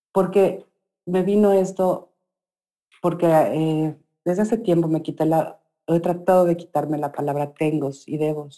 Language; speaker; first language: Spanish; native; Spanish